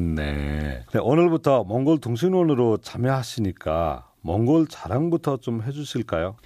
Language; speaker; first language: Korean; non-native, fluent; Nepali